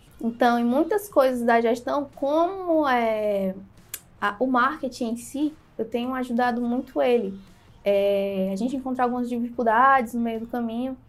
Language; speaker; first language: Portuguese; native; Portuguese